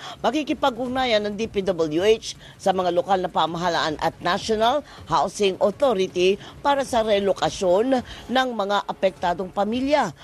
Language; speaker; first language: Filipino; native; Filipino